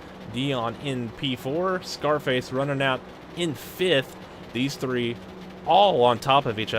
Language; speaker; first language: English; native; English